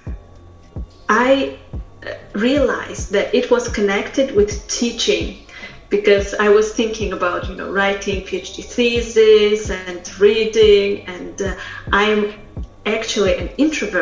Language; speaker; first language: English; non-native, fluent; Russian